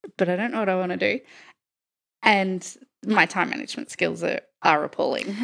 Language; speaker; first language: English; native; English